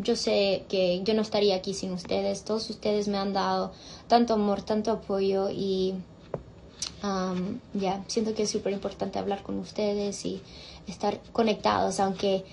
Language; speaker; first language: Spanish; early bilingual, other home language; English